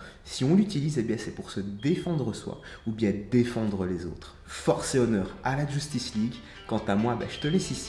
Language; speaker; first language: French; native; French